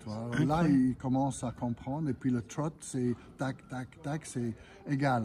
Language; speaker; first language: French; non-native, fluent; English